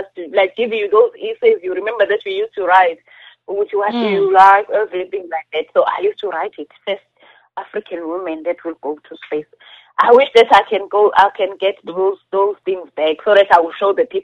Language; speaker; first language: English; non-native, local second language; Zulu